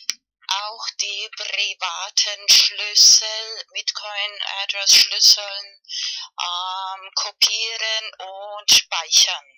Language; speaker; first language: German; non-native, fluent; Spanish